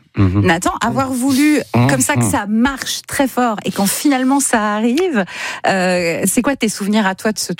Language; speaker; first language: French; native; French